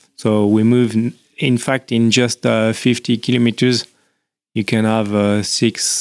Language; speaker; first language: English; non-native, learner; French